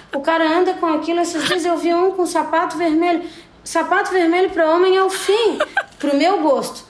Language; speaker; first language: Portuguese; native; Portuguese